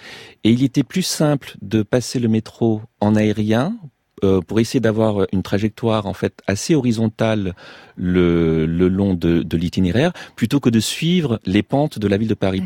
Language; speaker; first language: French; native; French